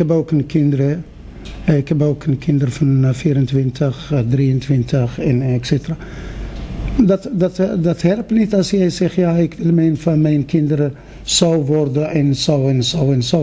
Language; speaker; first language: Dutch; non-native, fluent; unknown